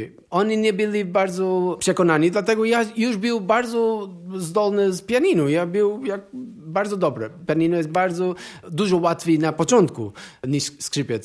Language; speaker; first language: Polish; non-native, learner; Portuguese